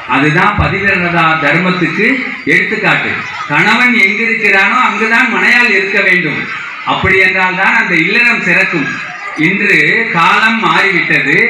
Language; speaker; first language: Tamil; non-native, local second language; Telugu